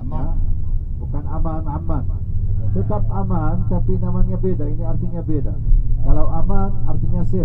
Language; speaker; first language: Indonesian; non-native, fluent; Arabic